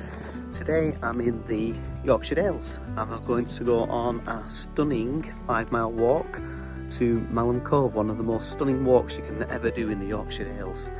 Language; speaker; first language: English; native; English